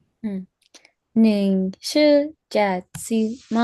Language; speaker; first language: Chinese; non-native, learner; Spanish